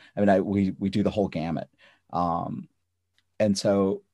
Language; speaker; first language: English; early bilingual, other home language; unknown